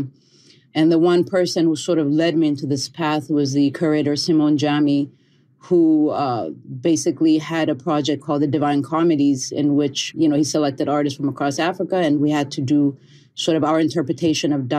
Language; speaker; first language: English; native; English